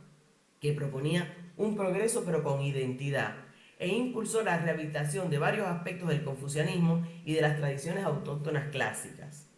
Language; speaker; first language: Spanish; native; Spanish